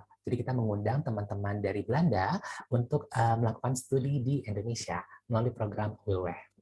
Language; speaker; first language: Indonesian; native; Indonesian